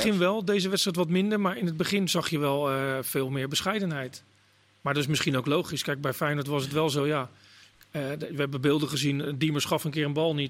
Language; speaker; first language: Dutch; native; Dutch